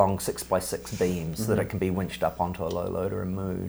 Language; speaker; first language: English; native; English